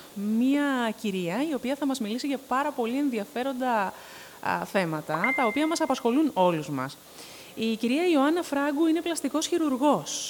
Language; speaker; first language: Greek; native; Greek